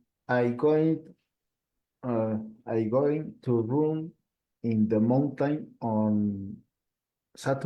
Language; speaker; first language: English; non-native, learner; Spanish